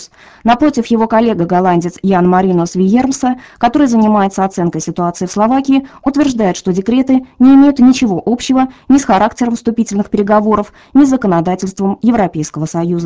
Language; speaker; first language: Russian; native; Russian